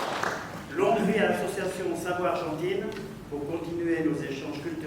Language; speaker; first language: French; native; French